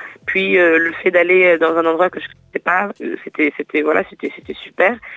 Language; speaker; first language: French; non-native, local second language; Wolof